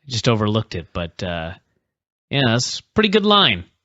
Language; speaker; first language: English; native; English